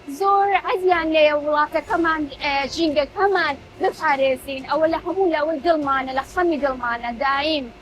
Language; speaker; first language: Central Kurdish; early bilingual, heritage; Central Kurdish